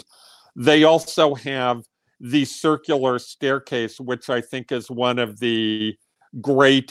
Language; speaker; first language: English; native; English